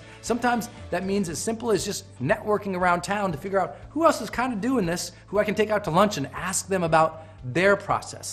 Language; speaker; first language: English; native; English